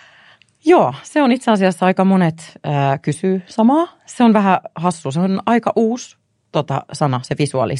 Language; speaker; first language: Finnish; native; Finnish